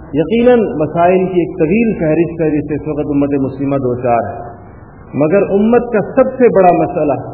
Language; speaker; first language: Urdu; non-native, local second language; Pashto